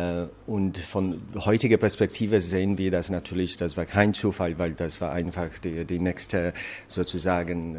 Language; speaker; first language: German; non-native, fluent; Polish